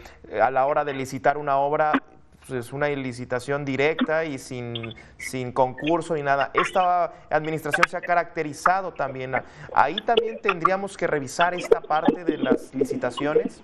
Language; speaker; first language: Spanish; native; Spanish